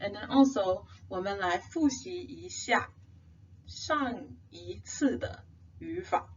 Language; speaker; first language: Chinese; non-native, fluent; English